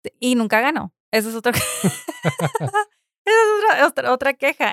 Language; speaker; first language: Spanish; early bilingual, heritage; Spanish